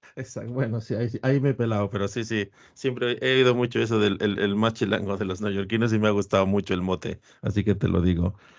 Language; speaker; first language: Spanish; native; Spanish